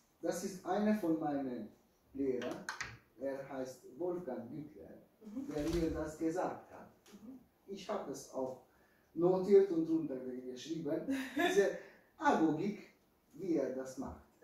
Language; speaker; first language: German; non-native, fluent; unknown